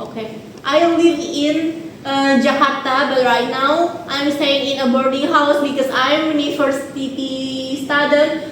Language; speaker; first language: English; non-native, learner; Indonesian